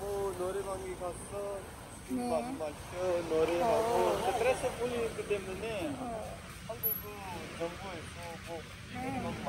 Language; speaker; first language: Korean; non-native, learner; Urdu